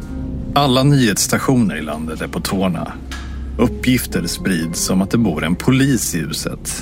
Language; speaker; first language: Swedish; native; Swedish